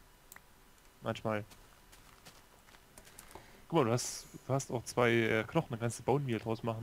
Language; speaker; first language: German; native; German